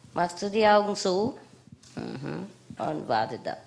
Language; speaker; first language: German; non-native, learner; Vietnamese